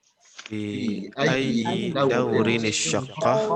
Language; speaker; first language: Arabic; non-native, fluent; Indonesian